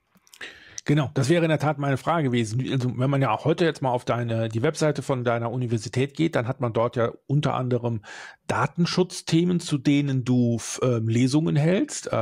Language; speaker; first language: German; native; German